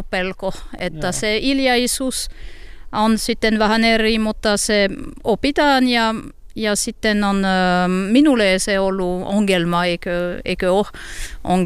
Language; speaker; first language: Finnish; non-native, learner; French